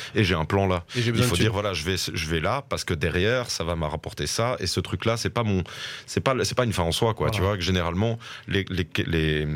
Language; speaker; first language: French; native; French